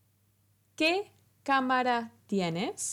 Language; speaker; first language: Spanish; non-native, fluent; English